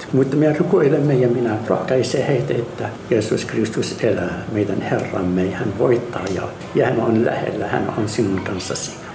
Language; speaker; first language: Finnish; non-native, learner; Arabic